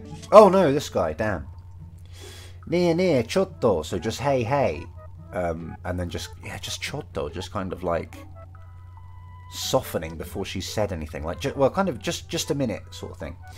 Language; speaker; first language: English; native; English